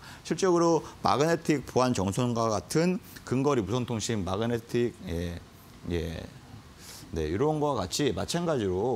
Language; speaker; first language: Korean; native; Korean